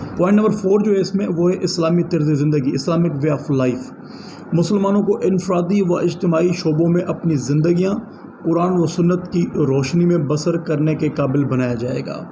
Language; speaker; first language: Urdu; non-native, local second language; Sindhi